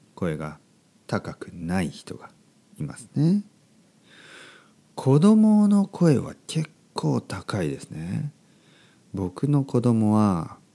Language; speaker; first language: Japanese; native; Japanese